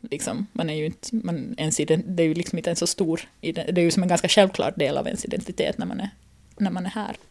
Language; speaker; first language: Swedish; native; Swedish